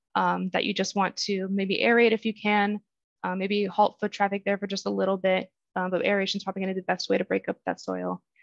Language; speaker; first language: English; native; English